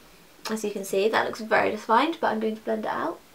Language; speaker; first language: English; native; English